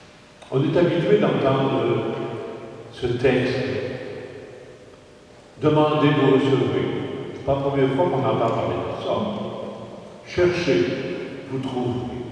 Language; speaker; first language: French; native; French